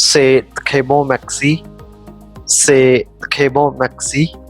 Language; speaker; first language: French; non-native, fluent; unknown